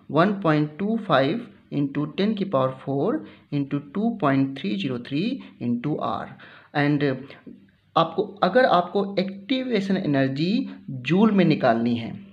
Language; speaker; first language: Hindi; native; Hindi